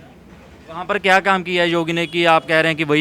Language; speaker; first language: Hindi; non-native, local second language; Punjabi